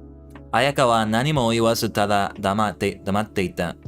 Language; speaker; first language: Japanese; non-native, learner; English